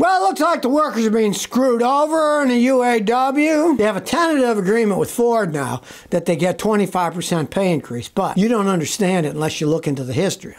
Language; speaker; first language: English; native; English